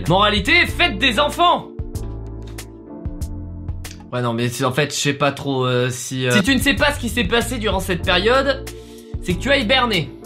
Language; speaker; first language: French; native; French